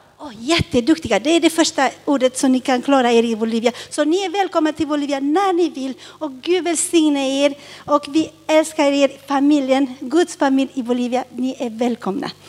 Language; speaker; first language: Swedish; early bilingual, other home language; Spanish